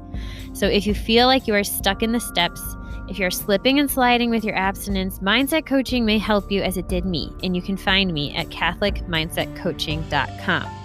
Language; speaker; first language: English; native; English